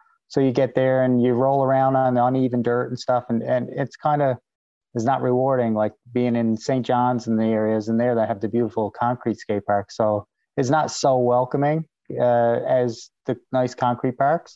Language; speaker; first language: English; native; English